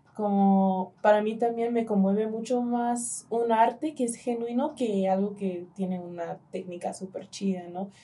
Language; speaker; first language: Spanish; early bilingual, heritage; Spanish